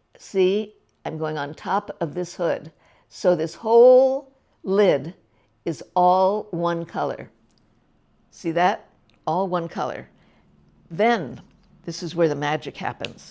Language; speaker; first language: English; native; English